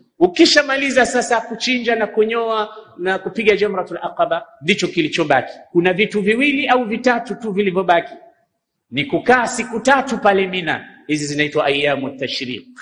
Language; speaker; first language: Swahili; native; Swahili